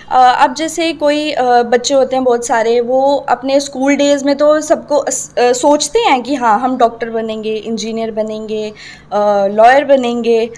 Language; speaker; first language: Hindi; native; Hindi